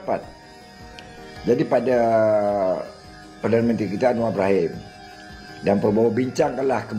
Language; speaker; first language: Malay; native; Malay